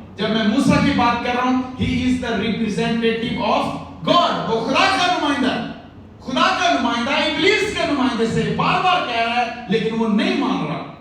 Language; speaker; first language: Urdu; non-native, local second language; Punjabi